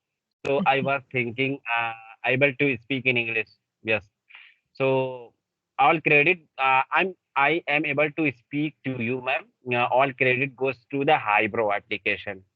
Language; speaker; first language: English; non-native, learner; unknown